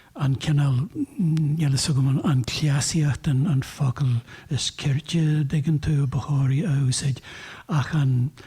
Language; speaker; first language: Irish; native; Irish